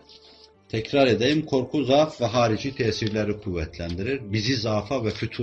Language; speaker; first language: Turkish; native; Turkish